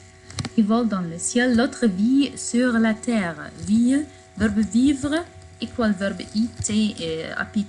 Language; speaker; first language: French; non-native, fluent; Arabic